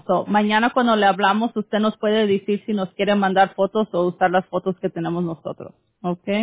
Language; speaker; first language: Spanish; early bilingual, heritage; Spanish